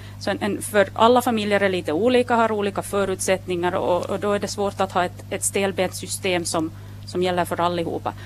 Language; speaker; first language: Swedish; native; Swedish